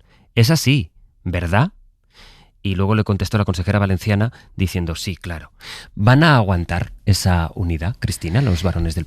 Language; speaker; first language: Spanish; native; Spanish